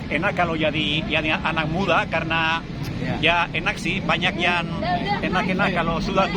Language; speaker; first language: Indonesian; non-native, fluent; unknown